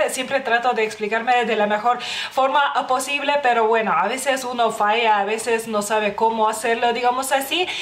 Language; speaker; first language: Spanish; non-native, fluent; Lithuanian